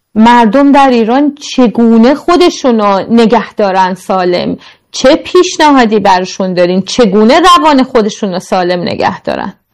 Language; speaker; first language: Persian; native; Persian